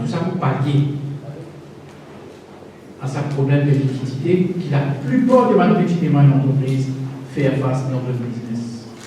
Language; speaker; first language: French; non-native, local second language; Morisyen